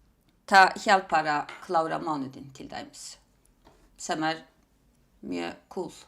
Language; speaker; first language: Icelandic; non-native, fluent; Turkish